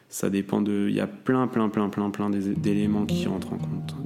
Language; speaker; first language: French; native; French